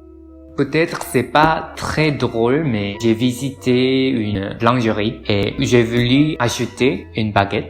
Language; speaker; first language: French; non-native, learner; Korean